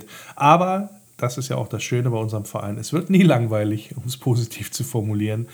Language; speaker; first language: German; native; German